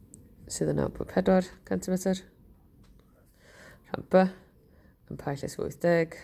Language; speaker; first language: Welsh; native; Welsh